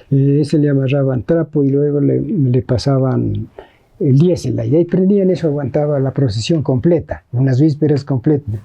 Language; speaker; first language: Spanish; native; Spanish